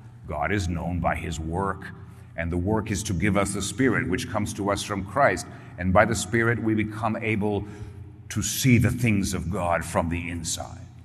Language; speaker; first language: English; early bilingual, other home language; Spanish